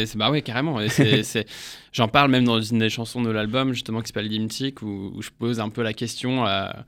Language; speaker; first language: French; early bilingual, heritage; English